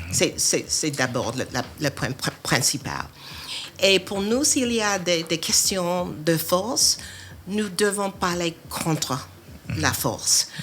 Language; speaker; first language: French; non-native, fluent; English